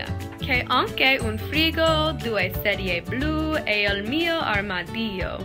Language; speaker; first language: Italian; non-native, learner; English